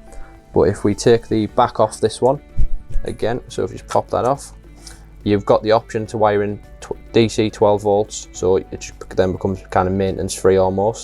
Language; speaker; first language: English; native; English